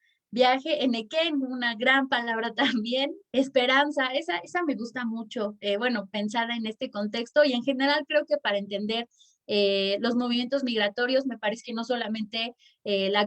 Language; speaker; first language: Spanish; native; Spanish